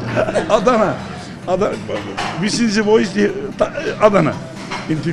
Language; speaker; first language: German; non-native, learner; Turkish